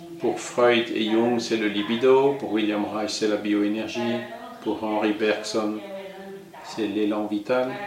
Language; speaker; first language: French; non-native, fluent; Portuguese